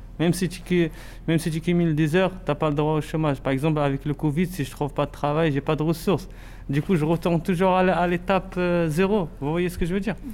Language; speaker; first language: French; non-native, local second language; Arabic